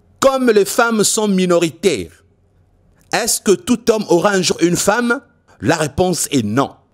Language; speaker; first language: French; non-native, local second language; Lingala